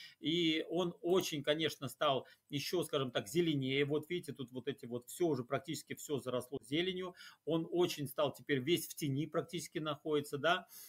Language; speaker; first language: Russian; native; Russian